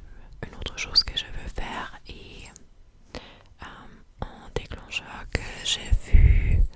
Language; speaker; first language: French; non-native, fluent; English